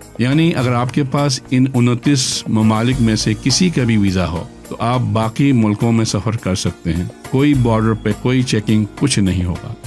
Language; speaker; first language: Urdu; non-native, local second language; Balti